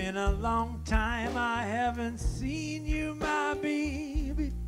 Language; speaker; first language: English; native; English